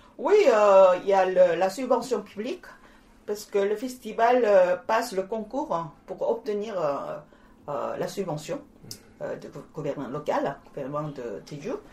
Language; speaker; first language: French; non-native, fluent; Korean